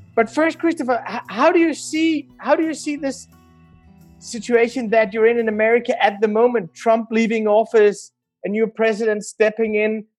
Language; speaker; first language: English; non-native, fluent; Danish